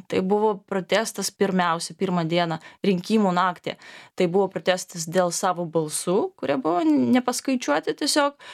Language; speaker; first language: Lithuanian; non-native, fluent; Belarusian